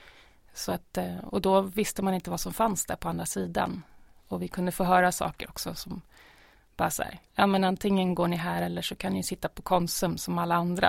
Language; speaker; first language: Swedish; native; Swedish